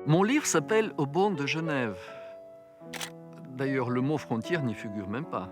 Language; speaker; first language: French; non-native, fluent; Ukrainian